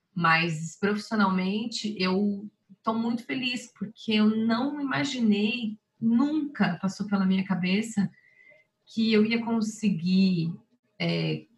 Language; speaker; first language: Portuguese; native; Portuguese